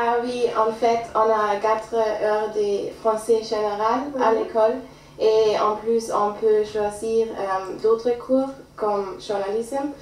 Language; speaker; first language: French; non-native, learner; German